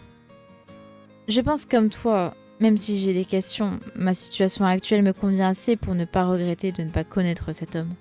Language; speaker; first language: French; native; French